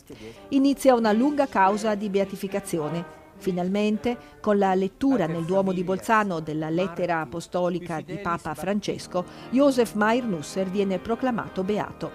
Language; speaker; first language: Italian; native; Italian